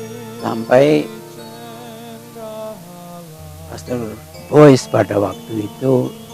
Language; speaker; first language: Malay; non-native, local second language; Balinese